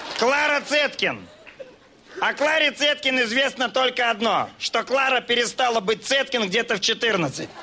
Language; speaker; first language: Russian; native; Russian